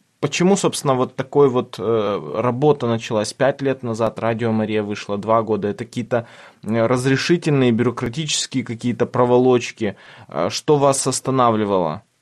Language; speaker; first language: Russian; non-native, local second language; Ukrainian